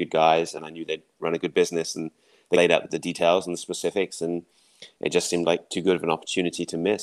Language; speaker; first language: English; native; English